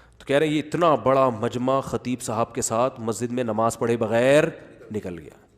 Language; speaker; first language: Urdu; native; Urdu